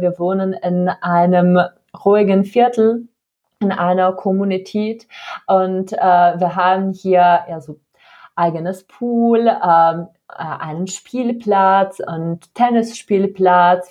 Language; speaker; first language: German; non-native, fluent; Czech